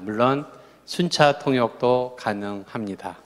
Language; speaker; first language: Korean; native; Korean